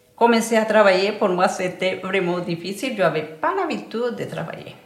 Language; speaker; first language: French; non-native, learner; Spanish